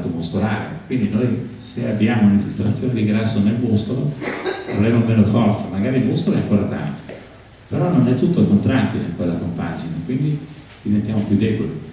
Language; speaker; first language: Italian; native; Italian